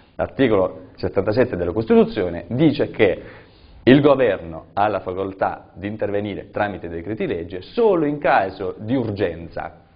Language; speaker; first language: Italian; native; Italian